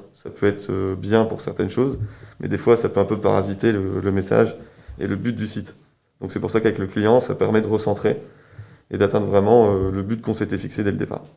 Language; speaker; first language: French; native; French